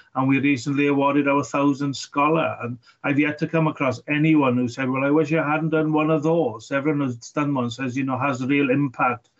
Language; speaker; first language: English; native; English